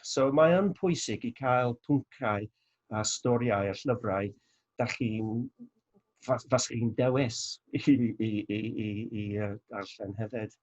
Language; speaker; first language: Welsh; non-native, local second language; English